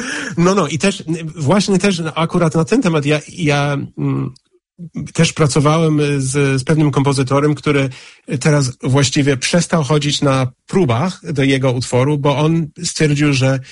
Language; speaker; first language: Polish; non-native, fluent; English